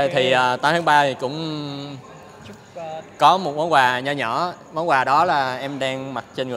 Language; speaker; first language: Vietnamese; native; Vietnamese